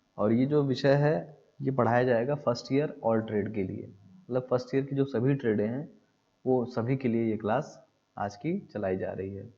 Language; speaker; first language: Hindi; native; Hindi